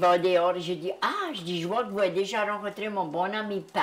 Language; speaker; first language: French; native; French